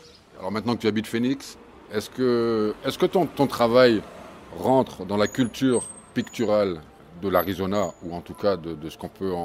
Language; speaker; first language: French; native; French